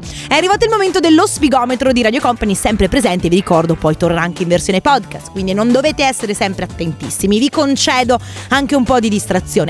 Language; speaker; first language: Italian; native; Italian